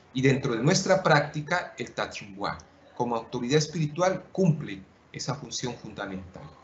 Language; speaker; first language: Spanish; non-native, local second language; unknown